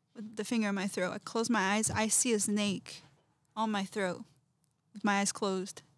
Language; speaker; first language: English; non-native, fluent; Portuguese